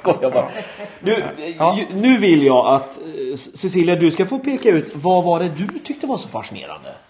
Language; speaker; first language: Swedish; native; Swedish